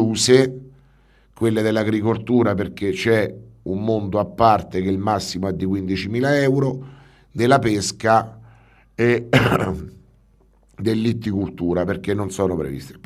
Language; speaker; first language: Italian; native; Italian